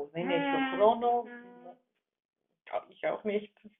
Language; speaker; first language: Greek; non-native, learner; German